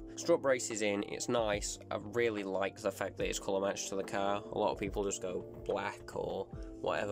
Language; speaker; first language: English; native; English